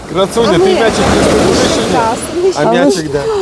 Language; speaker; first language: Ukrainian; native; Ukrainian